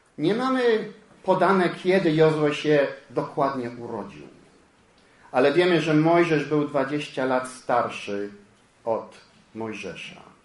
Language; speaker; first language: Polish; early bilingual, heritage; Polish